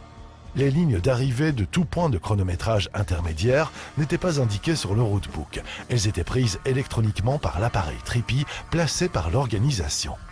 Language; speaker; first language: French; native; French